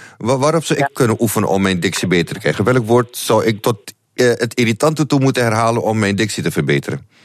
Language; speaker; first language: Dutch; native; Dutch